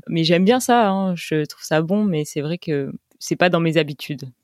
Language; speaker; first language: French; native; French